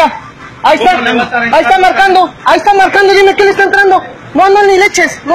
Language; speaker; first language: Spanish; native; Spanish